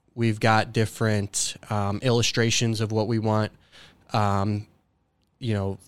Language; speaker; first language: English; native; English